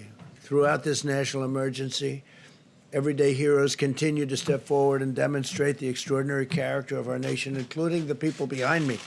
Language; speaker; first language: English; native; English